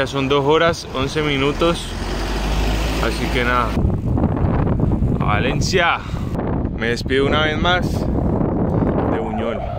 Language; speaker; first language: Spanish; native; Spanish